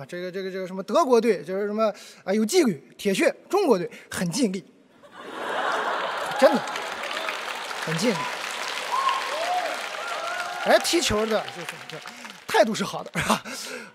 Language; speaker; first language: Chinese; native; Chinese